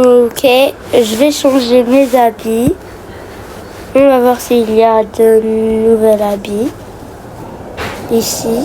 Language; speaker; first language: French; native; French